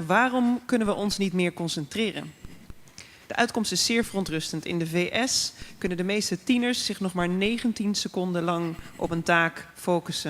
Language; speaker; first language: Dutch; native; Dutch